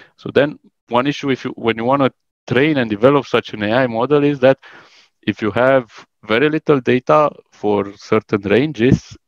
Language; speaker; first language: English; non-native, fluent; Romanian